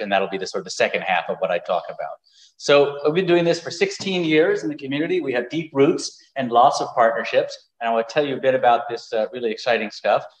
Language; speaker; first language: English; native; English